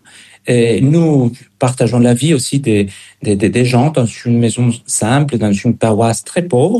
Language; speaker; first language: French; non-native, fluent; Spanish